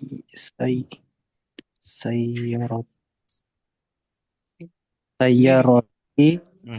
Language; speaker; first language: Arabic; non-native, learner; Indonesian